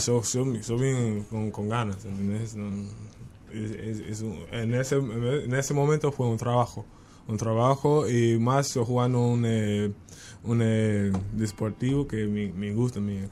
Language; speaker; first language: Spanish; non-native, learner; English